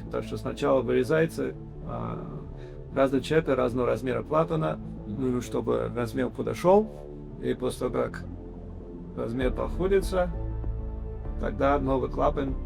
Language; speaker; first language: Russian; early bilingual, heritage; English